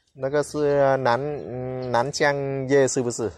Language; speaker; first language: Chinese; non-native, learner; Vietnamese